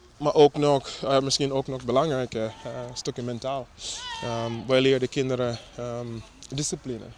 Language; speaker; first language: Dutch; non-native, fluent; English